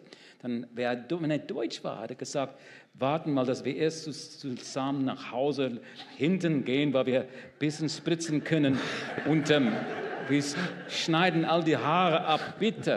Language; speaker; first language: German; non-native, learner; English